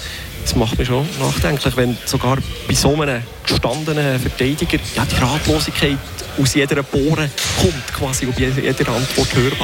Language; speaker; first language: German; native; German